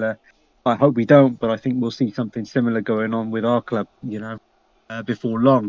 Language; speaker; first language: English; native; English